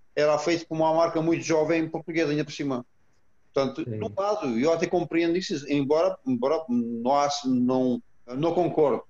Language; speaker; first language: Portuguese; non-native, fluent; Romanian